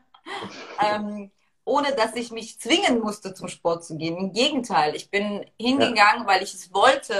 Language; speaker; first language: German; early bilingual, other home language; Russian